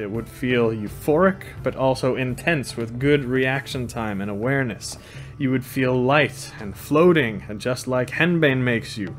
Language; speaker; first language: English; non-native, fluent; Swedish